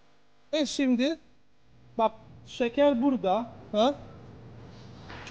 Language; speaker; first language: Turkish; non-native, learner; Italian